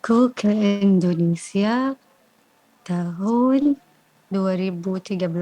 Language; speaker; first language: Indonesian; non-native, learner; Arabic